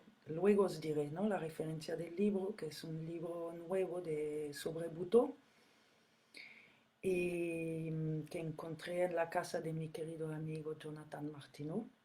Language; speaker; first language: Spanish; non-native, fluent; French